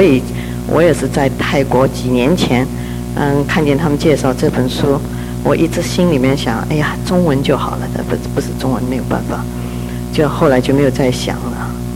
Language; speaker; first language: Chinese; early bilingual, heritage; Chinese